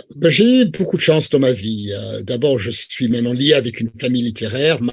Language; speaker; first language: French; non-native, fluent; English